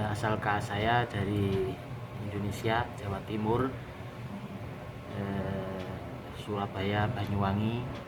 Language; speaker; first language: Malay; non-native, local second language; Javanese